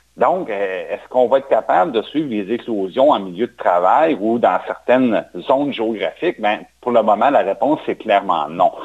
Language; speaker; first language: French; native; French